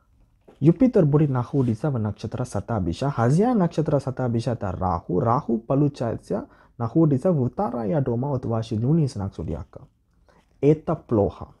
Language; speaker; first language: Russian; non-native, learner; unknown